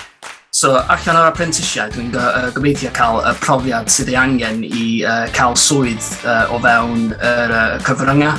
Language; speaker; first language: Welsh; non-native, local second language; English